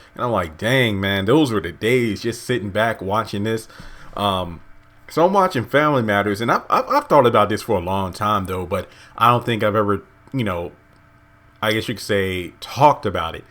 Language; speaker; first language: English; native; English